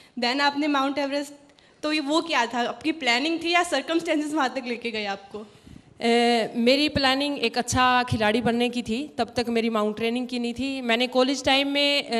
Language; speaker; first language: Hindi; native; Hindi